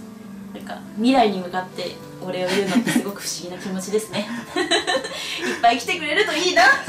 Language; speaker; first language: Japanese; native; Japanese